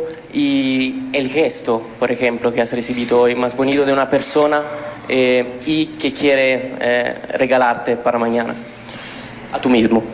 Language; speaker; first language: Spanish; non-native, learner; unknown